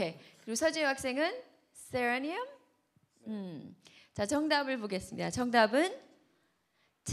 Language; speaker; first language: Korean; native; Korean